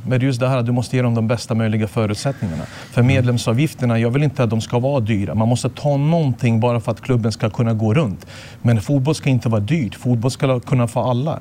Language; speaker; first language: Swedish; early bilingual, other home language; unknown